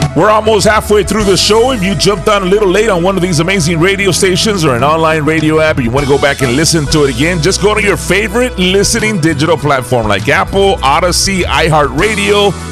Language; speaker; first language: English; early bilingual, other home language; Spanish